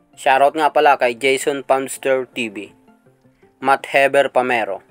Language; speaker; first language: Filipino; non-native, local second language; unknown